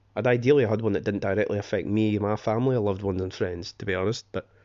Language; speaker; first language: English; native; English